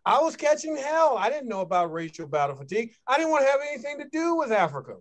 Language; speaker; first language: English; native; English